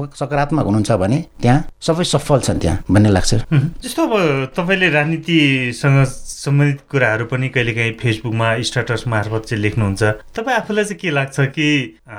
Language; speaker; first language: Nepali; non-native, local second language; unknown